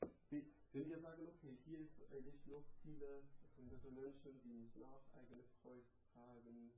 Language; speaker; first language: German; non-native, learner; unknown